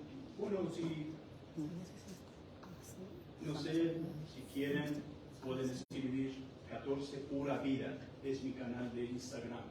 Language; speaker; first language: Spanish; non-native, fluent; Persian